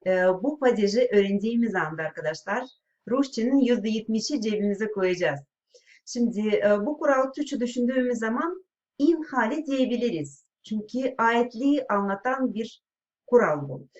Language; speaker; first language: Turkish; non-native, fluent; Russian